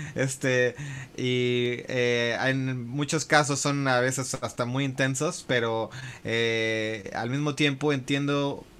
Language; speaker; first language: Spanish; early bilingual, heritage; Spanish